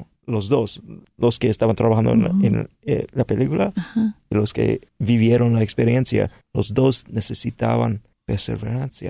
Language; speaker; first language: Spanish; non-native, fluent; English